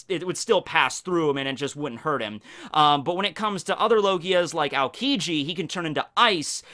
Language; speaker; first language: English; native; English